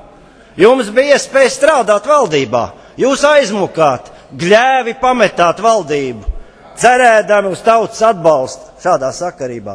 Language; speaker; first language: Latvian; native; Latvian